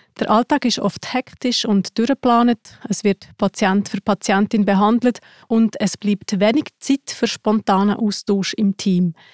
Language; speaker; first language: German; native; German